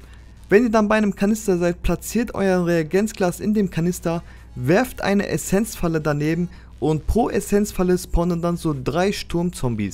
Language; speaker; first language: German; native; German